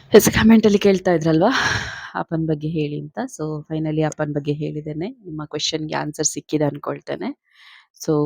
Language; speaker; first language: Kannada; non-native, local second language; Tulu